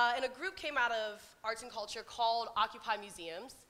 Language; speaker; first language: English; native; English